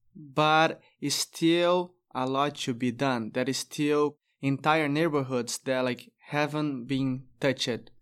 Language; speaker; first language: English; non-native, fluent; Portuguese